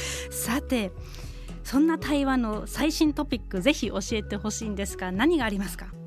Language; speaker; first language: Japanese; non-native, fluent; German